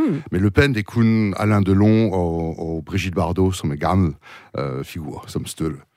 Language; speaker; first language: Danish; non-native, fluent; French